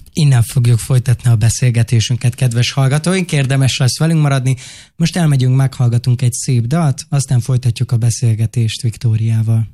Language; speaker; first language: Hungarian; native; Hungarian